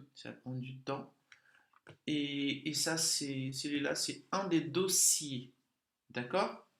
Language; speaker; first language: French; non-native, fluent; Portuguese